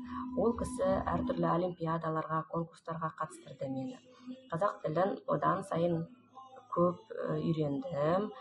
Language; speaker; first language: Kazakh; non-native, local second language; Russian